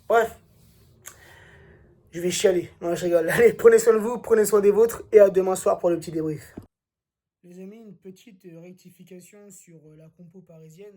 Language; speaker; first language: French; native; French